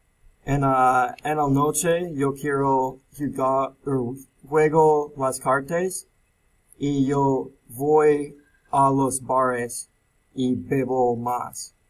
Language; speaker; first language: Spanish; non-native, learner; English